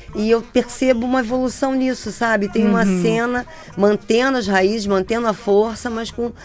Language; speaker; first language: Portuguese; native; Portuguese